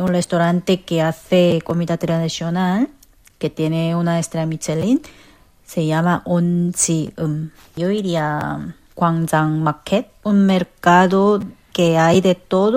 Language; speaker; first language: Spanish; non-native, fluent; Korean